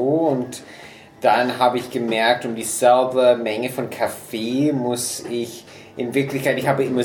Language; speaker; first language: German; non-native, fluent; English